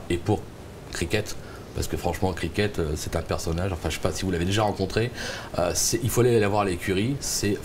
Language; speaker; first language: French; native; French